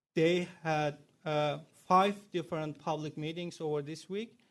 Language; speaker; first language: English; non-native, fluent; Turkish